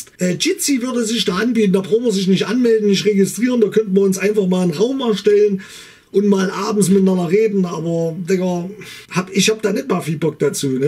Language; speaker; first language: German; native; German